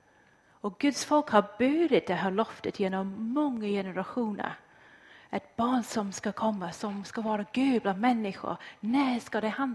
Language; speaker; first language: Swedish; non-native, fluent; English